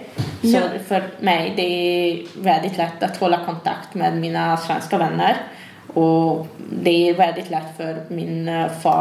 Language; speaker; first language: Swedish; non-native, fluent; Hungarian